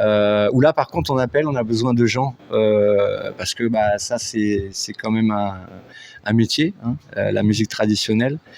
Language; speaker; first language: French; native; French